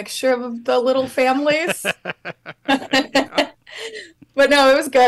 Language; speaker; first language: English; native; English